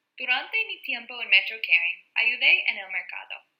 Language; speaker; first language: Spanish; non-native, learner; English